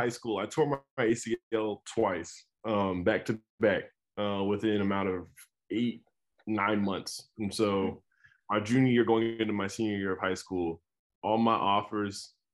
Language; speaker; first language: English; native; English